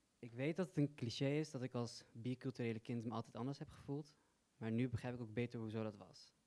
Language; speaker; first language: Dutch; early bilingual, other home language; Persian